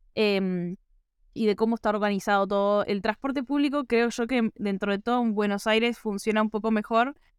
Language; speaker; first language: Spanish; native; Spanish